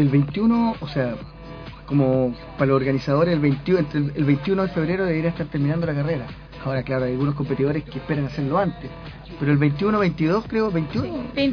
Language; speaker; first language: Spanish; native; Spanish